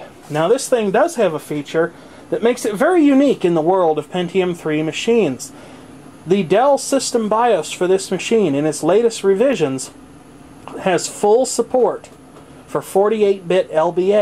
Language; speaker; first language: English; native; English